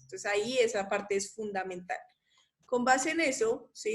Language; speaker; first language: Spanish; native; Spanish